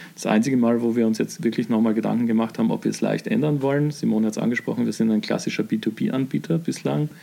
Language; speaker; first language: German; native; German